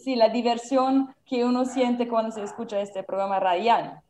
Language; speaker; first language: Spanish; non-native, fluent; German